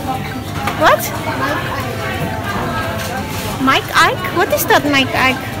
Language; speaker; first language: Dutch; non-native, local second language; Indonesian